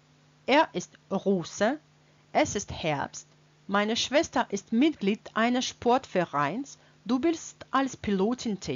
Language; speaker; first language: German; non-native, fluent; Russian